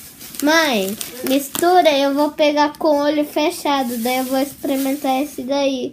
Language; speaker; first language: Portuguese; early bilingual, heritage; Portuguese